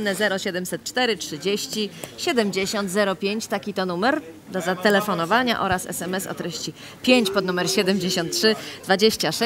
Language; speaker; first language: Polish; native; Polish